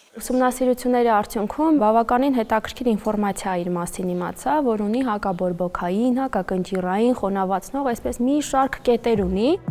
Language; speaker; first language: Armenian; native; Armenian